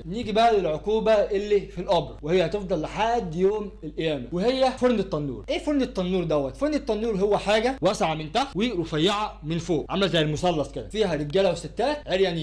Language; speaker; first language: Arabic; native; Arabic